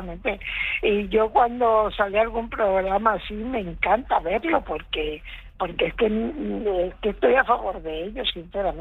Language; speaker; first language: Spanish; native; Spanish